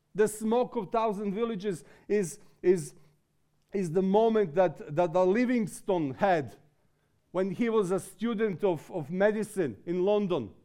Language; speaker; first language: English; non-native, fluent; Serbian